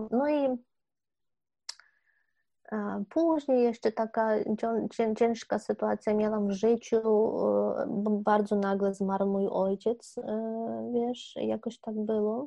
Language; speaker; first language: Polish; non-native, fluent; Ukrainian